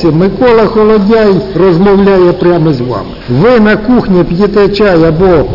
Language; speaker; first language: Ukrainian; native; Ukrainian